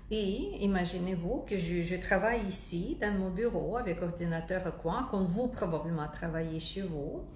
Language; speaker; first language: French; non-native, fluent; Russian